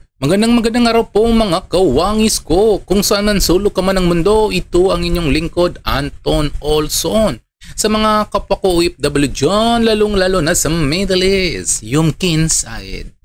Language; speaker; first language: Filipino; native; Filipino